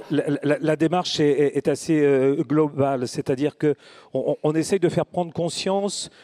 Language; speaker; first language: French; native; French